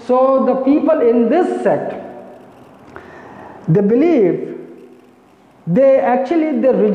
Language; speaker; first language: English; non-native, local second language; Hindi